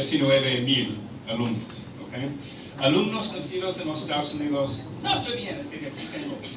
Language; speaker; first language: Spanish; non-native, fluent; English